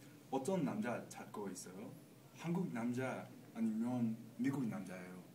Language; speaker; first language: Korean; non-native, learner; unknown